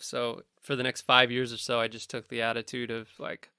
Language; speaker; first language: English; native; English